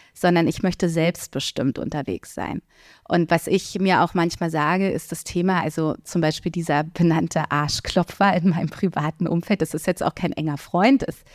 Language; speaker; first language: German; native; German